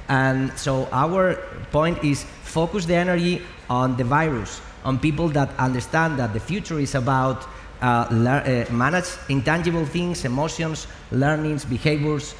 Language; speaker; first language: English; non-native, learner; Spanish